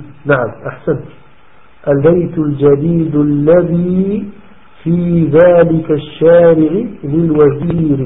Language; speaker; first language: Arabic; non-native, fluent; French